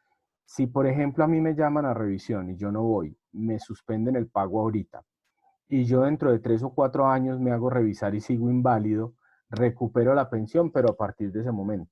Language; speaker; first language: Spanish; native; Spanish